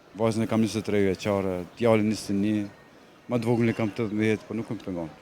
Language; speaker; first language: Albanian; early bilingual, heritage; Albanian